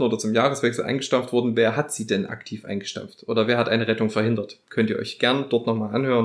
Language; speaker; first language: German; native; German